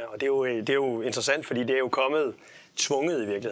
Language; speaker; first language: Danish; native; Danish